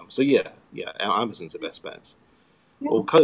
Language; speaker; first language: English; native; English